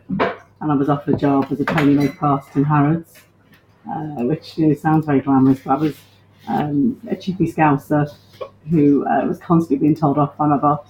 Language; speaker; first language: English; native; English